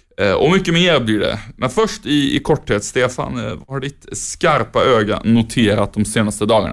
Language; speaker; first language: Swedish; native; Swedish